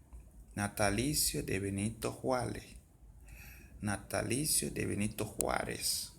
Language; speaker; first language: Spanish; non-native, fluent; Haitian Creole